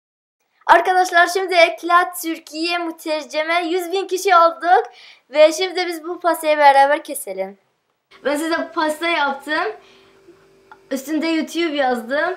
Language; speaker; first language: Turkish; non-native, fluent; Arabic